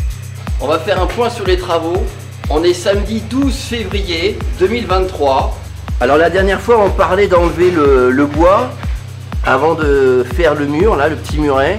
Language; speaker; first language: French; native; French